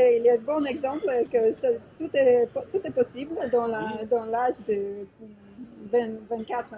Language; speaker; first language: French; non-native, learner; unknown